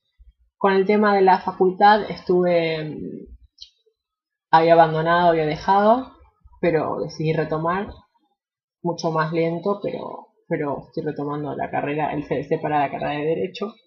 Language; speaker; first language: Spanish; native; Spanish